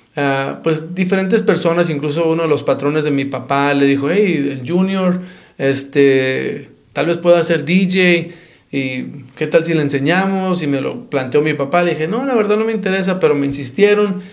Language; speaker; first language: Spanish; early bilingual, heritage; Spanish